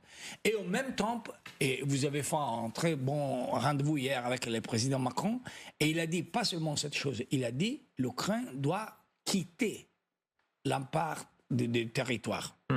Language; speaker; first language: French; non-native, fluent; Italian